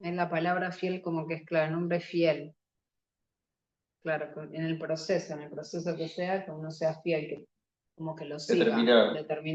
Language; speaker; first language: Spanish; native; Spanish